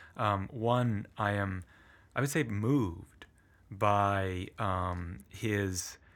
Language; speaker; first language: English; early bilingual, other home language; Italian